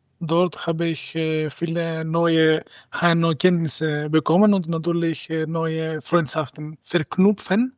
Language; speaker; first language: German; non-native, fluent; Greek